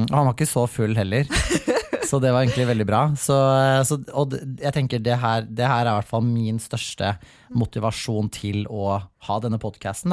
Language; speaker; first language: Norwegian; native; Norwegian